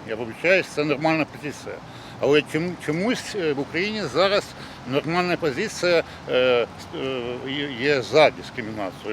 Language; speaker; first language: Ukrainian; non-native, local second language; Russian